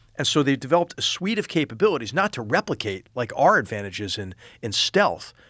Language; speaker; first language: English; native; English